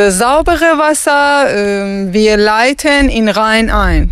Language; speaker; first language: German; non-native, learner; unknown